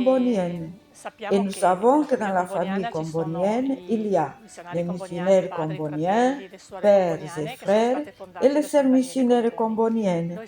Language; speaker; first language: French; non-native, fluent; Italian